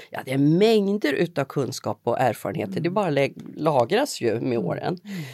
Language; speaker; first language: Swedish; native; Swedish